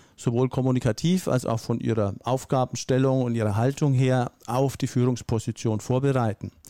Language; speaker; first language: German; native; German